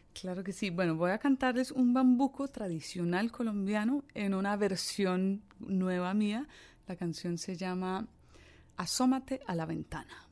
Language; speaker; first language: Spanish; early bilingual, other home language; English